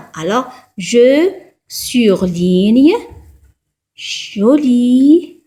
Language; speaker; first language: French; non-native, local second language; Arabic